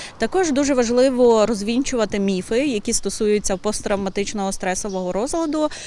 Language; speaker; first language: Ukrainian; native; Ukrainian